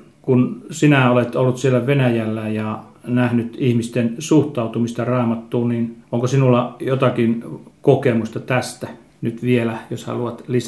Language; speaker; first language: Finnish; native; Finnish